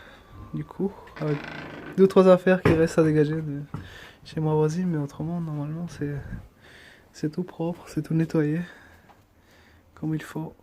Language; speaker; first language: French; early bilingual, other home language; Spanish